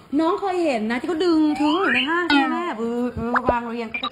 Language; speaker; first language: Thai; native; Thai